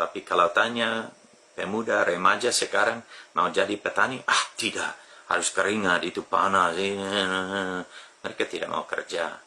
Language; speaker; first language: Indonesian; non-native, fluent; English